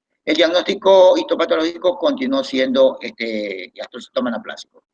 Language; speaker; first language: Spanish; native; Spanish